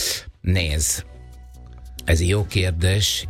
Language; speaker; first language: Hungarian; non-native, fluent; Italian